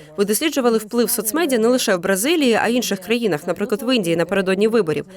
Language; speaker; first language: Ukrainian; native; Ukrainian